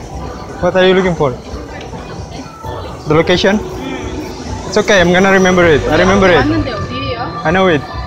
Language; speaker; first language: English; non-native, fluent; Indonesian